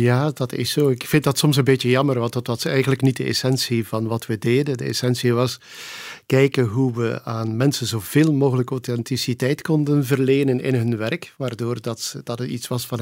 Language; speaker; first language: Dutch; native; Dutch